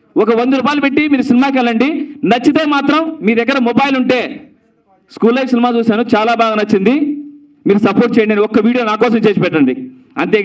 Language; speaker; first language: Telugu; native; Telugu